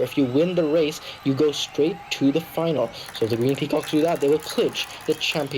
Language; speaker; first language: English; native; English